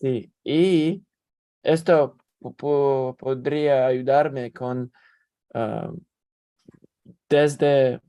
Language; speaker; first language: Spanish; non-native, learner; English